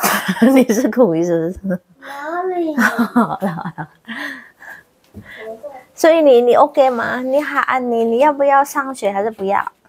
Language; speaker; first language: Chinese; non-native, learner; Indonesian